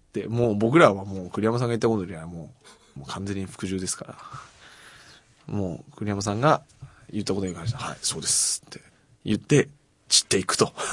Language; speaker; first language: Japanese; native; Japanese